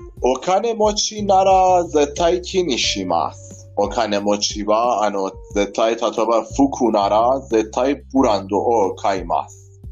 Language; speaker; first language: Japanese; non-native, learner; Persian